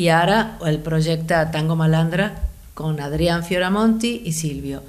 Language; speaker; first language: Catalan; non-native, fluent; Spanish